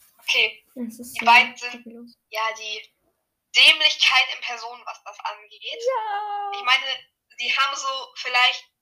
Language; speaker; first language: German; native; German